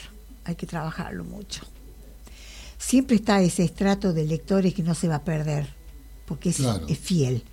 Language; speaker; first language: Spanish; native; Spanish